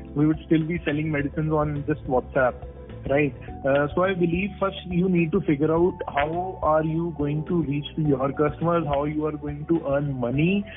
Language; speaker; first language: English; non-native, local second language; Punjabi